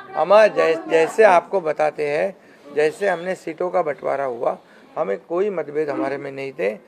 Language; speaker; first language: Hindi; non-native, local second language; Marathi